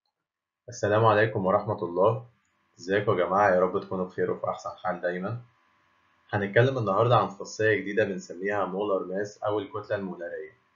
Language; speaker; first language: Arabic; native; Arabic